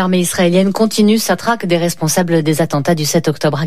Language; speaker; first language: French; native; French